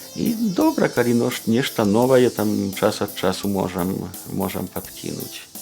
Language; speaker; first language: Belarusian; native; Belarusian